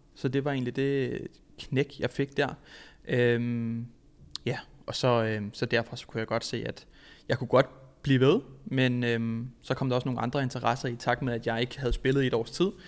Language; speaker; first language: Danish; native; Danish